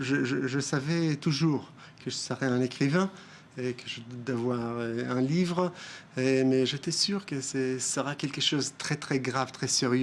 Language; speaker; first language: French; non-native, fluent; Hebrew